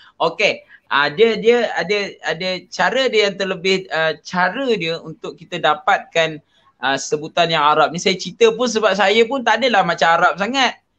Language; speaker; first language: Malay; native; Malay